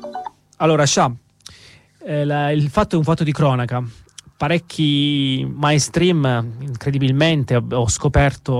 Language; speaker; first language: Italian; native; Italian